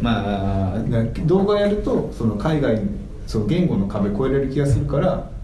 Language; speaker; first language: Japanese; native; Japanese